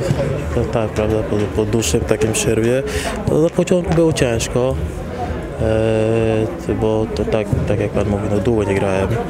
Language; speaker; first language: Polish; non-native, fluent; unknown